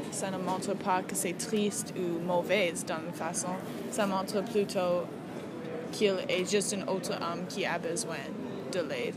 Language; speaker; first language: French; non-native, learner; English